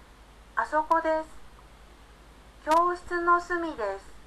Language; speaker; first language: Japanese; non-native, learner; Indonesian